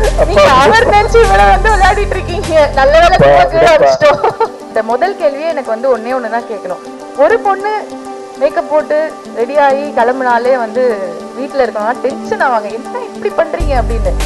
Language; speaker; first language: Tamil; native; Tamil